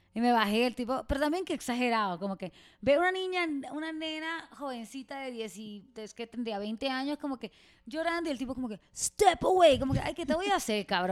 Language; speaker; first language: Spanish; native; Spanish